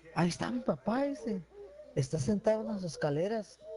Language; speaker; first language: Spanish; early bilingual, heritage; Spanish